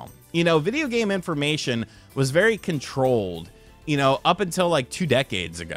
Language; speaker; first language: English; native; English